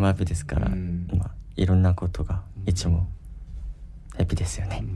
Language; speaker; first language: Japanese; non-native, learner; Korean